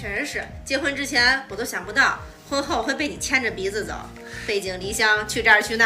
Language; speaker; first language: Chinese; native; Chinese